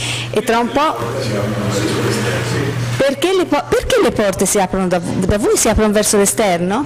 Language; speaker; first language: Italian; native; Italian